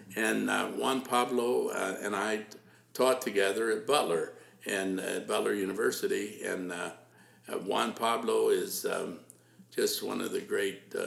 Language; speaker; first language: English; native; English